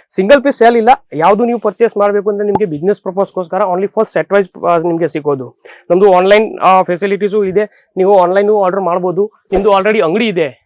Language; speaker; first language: Kannada; native; Kannada